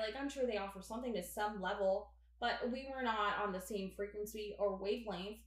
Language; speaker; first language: English; native; English